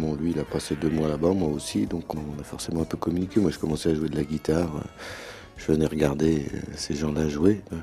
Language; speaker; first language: French; native; French